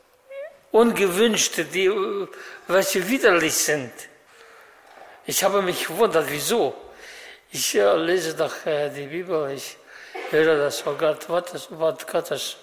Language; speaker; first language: German; non-native, fluent; Russian